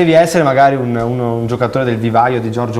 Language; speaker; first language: Italian; native; Italian